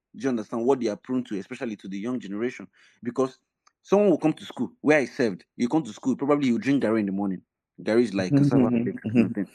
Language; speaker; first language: English; non-native, local second language; Igbo